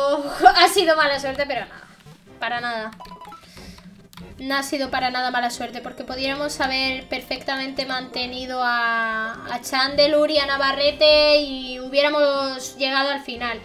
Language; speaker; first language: Spanish; native; Spanish